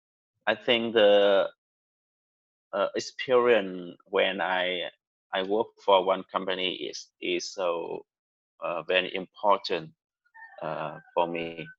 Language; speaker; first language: English; non-native, learner; Vietnamese